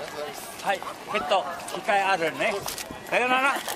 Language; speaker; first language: Japanese; non-native, learner; Chinese